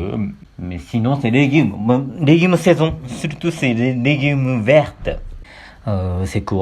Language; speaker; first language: French; non-native, learner; Japanese